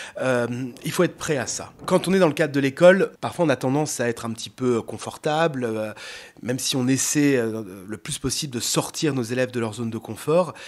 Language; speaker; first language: French; native; French